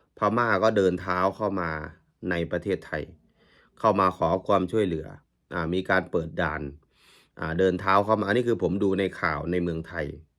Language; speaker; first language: Thai; native; Thai